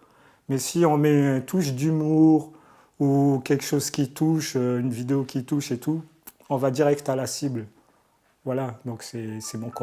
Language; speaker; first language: French; early bilingual, other home language; Arabic